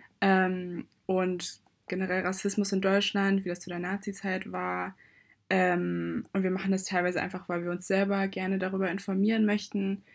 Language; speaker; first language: German; native; German